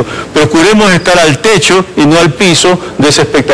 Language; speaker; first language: Spanish; native; Spanish